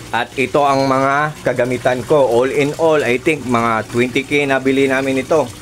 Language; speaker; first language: Filipino; non-native, local second language; Cebuano